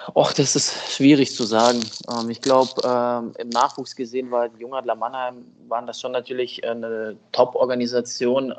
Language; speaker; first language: German; early bilingual, other home language; Russian